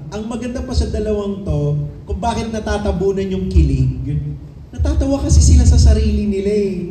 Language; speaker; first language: Filipino; native; Filipino